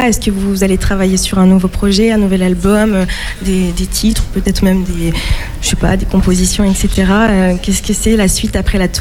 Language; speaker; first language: French; native; French